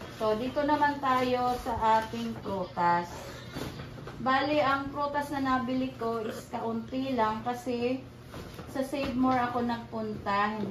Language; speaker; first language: Filipino; non-native, local second language; Cebuano